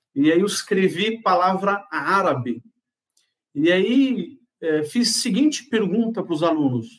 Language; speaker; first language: Portuguese; non-native, fluent; Arabic